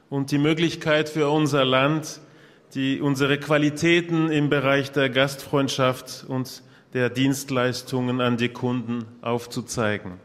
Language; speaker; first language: German; non-native, local second language; French